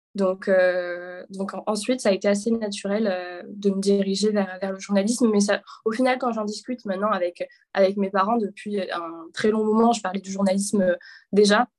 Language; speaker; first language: French; native; French